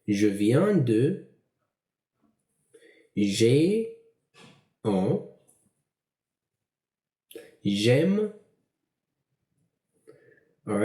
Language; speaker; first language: French; non-native, fluent; English